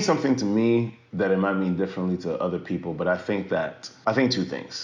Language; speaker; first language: English; early bilingual, other home language; French